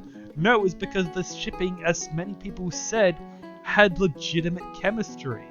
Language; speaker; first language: English; native; English